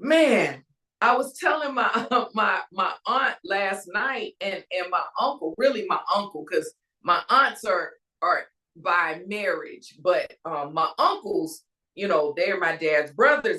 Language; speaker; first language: English; native; English